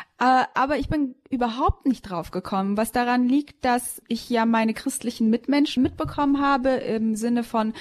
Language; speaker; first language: German; early bilingual, other home language; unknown